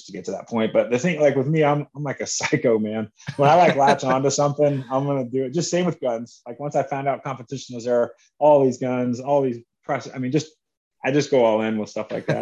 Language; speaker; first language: English; native; English